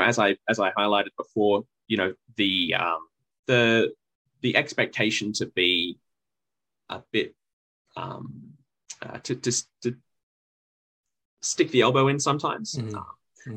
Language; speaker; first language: English; native; English